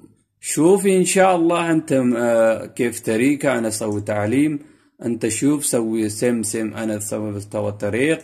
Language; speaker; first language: Arabic; non-native, learner; Urdu